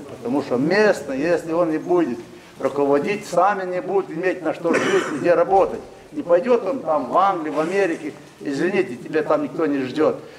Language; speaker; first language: Russian; non-native, local second language; Ukrainian